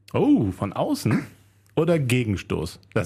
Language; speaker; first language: German; native; German